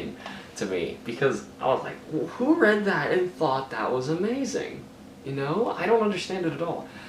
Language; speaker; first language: English; native; English